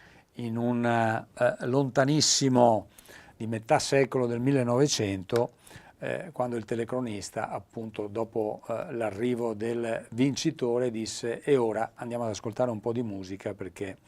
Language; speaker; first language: Italian; native; Italian